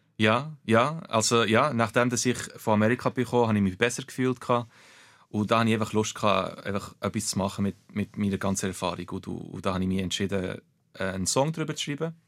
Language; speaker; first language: German; early bilingual, other home language; Portuguese